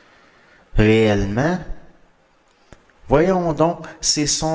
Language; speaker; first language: French; native; French